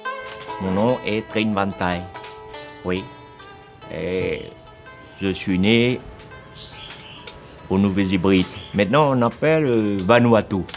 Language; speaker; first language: French; non-native, local second language; Vietnamese